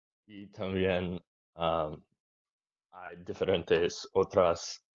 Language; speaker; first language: Spanish; non-native, learner; English